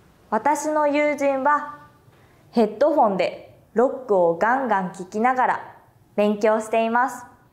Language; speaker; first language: Japanese; non-native, fluent; Vietnamese